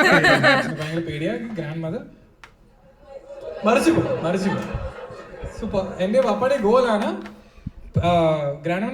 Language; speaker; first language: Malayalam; non-native, learner; English